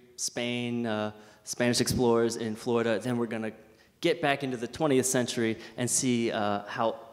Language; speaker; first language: English; native; English